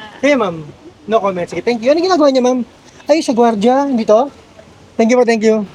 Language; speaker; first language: Filipino; native; Filipino